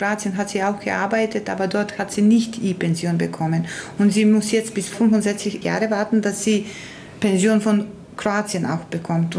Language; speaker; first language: German; non-native, fluent; Croatian